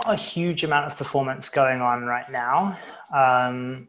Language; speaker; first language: English; native; English